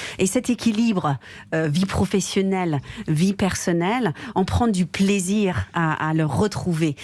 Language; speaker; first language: French; non-native, fluent; Swedish